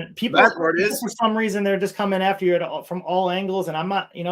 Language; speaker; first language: English; native; English